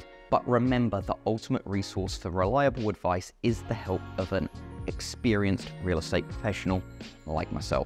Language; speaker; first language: English; native; English